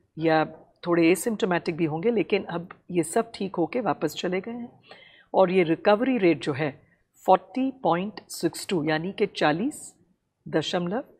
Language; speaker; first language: Hindi; non-native, local second language; Tamil